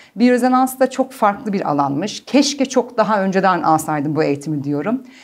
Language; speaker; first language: Turkish; early bilingual, heritage; Turkish